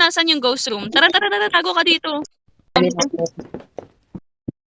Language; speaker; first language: Filipino; native; Filipino